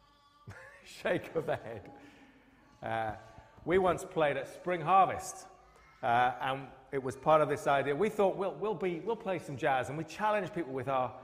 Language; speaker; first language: English; native; English